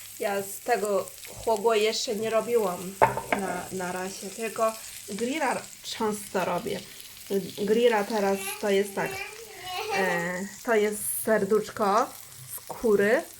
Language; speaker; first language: Polish; non-native, learner; Chinese